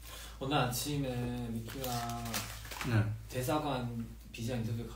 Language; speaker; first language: Korean; non-native, fluent; Chinese